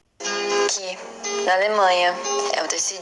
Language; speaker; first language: Portuguese; non-native, learner; Latvian